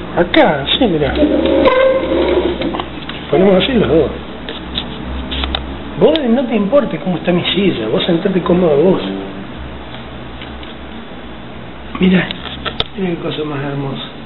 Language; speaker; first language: Spanish; native; Spanish